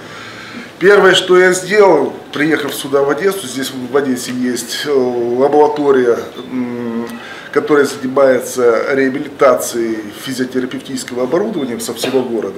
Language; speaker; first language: Russian; native; Russian